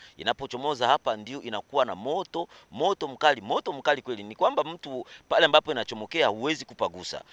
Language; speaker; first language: Swahili; native; Swahili